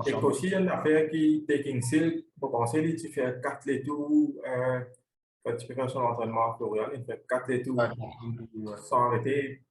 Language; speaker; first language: French; non-native, local second language; Morisyen